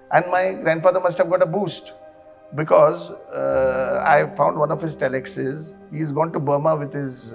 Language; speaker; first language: English; non-native, local second language; Konkani